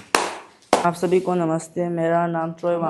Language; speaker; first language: Hindi; non-native, local second language; Manipuri